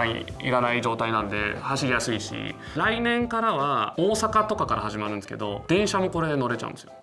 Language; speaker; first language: Japanese; native; Japanese